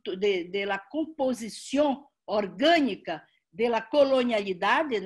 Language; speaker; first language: Spanish; non-native, learner; Portuguese